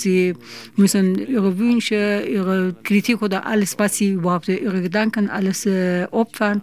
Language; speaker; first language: German; non-native, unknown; Persian